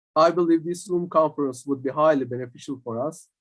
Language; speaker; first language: English; non-native, fluent; Turkish